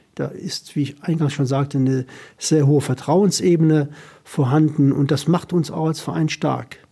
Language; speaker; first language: German; native; German